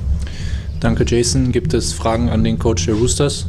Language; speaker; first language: German; native; German